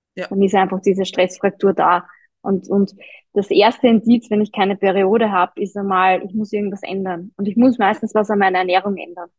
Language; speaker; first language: German; native; German